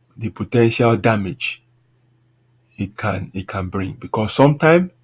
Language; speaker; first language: English; non-native, local second language; Yoruba